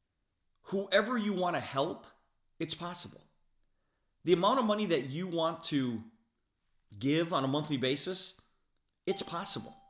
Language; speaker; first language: English; native; English